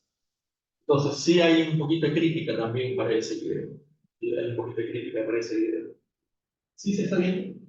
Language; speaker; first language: Spanish; native; Spanish